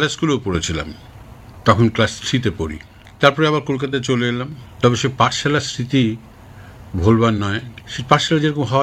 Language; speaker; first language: Bangla; native; Bangla